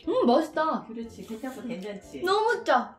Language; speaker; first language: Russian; non-native, fluent; Korean